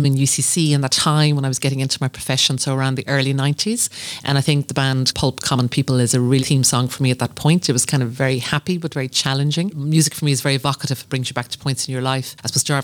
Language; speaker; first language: English; native; English